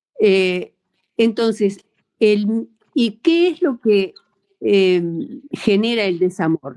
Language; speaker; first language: Spanish; native; Spanish